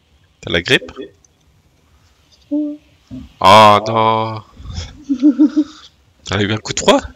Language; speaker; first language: French; native; French